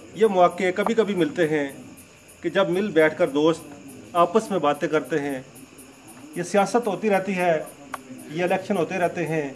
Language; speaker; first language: Urdu; non-native, local second language; Pahari-Potwari